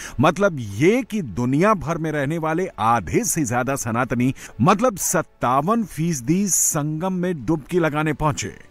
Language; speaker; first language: Hindi; native; Hindi